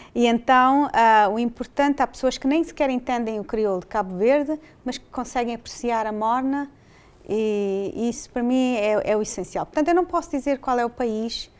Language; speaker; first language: Portuguese; early bilingual, heritage; English